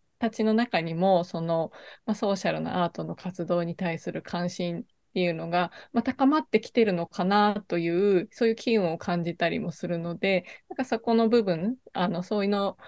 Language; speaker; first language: Japanese; native; Japanese